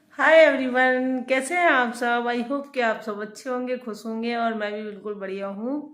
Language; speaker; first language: Hindi; native; Hindi